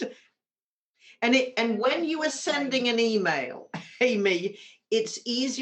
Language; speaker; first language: English; native; English